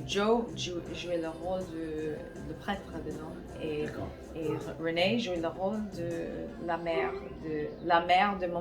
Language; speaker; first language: French; non-native, fluent; English